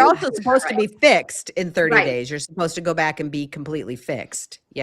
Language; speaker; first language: English; native; English